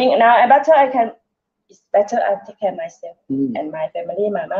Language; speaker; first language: English; non-native, learner; Thai